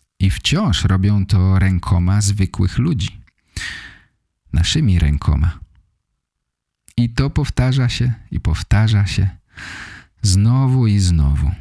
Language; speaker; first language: Polish; native; Polish